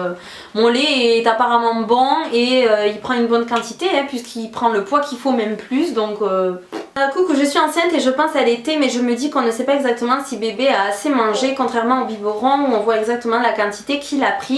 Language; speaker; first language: French; native; French